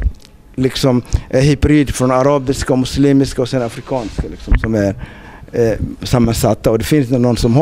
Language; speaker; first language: Swedish; non-native, fluent; Somali